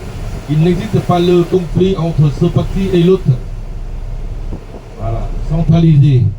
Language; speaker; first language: French; non-native, fluent; Vietnamese